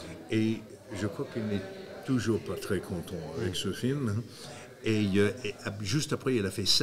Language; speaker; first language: French; non-native, fluent; English